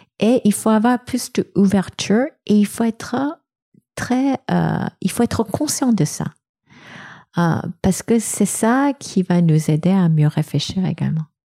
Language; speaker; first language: French; non-native, fluent; English